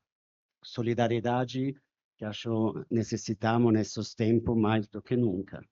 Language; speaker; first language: Portuguese; non-native, fluent; Spanish